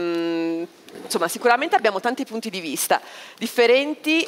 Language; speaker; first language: Italian; native; Italian